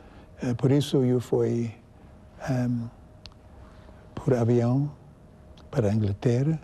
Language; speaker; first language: Portuguese; non-native, fluent; English